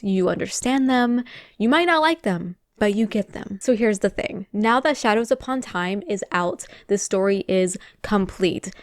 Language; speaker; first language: English; native; English